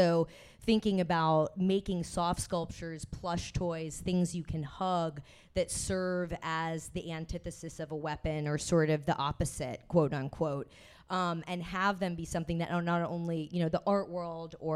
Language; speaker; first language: English; native; English